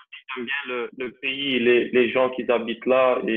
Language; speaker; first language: French; non-native, local second language; Dutch